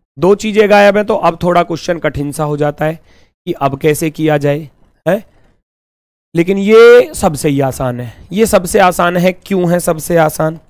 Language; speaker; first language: Hindi; native; Hindi